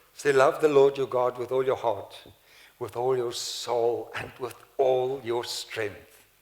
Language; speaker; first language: English; non-native, local second language; Afrikaans